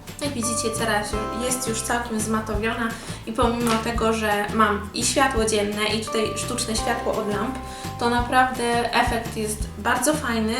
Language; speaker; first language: Polish; native; Polish